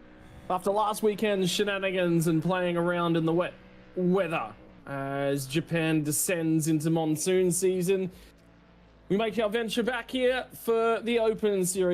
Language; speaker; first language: English; native; English